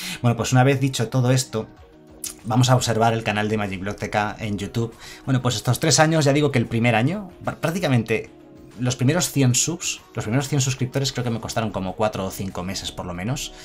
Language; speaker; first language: Spanish; native; Spanish